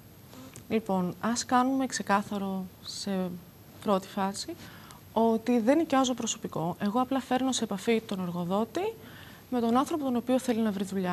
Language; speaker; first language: Greek; native; Greek